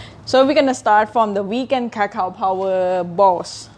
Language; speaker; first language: English; non-native, learner; Thai